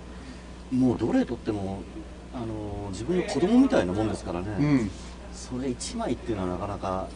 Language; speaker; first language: Japanese; native; Japanese